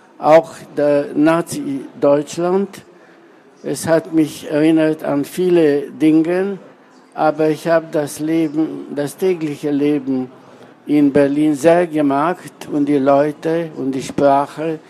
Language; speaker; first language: German; non-native, fluent; Romanian